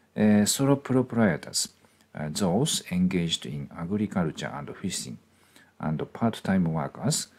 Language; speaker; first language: English; non-native, fluent; Japanese